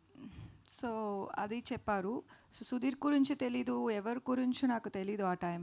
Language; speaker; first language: Telugu; non-native, learner; Tamil